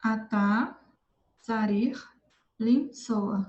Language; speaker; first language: Hebrew; non-native, learner; Portuguese